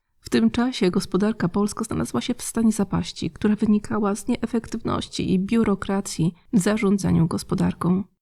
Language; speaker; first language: Polish; native; Polish